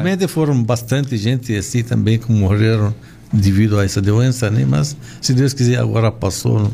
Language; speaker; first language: Portuguese; non-native, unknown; Arabic